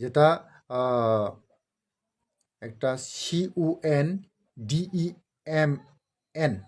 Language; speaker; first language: Bangla; non-native, local second language; Kok Borok